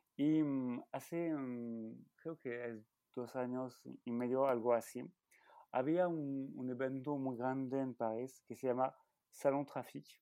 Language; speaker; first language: Spanish; non-native, learner; French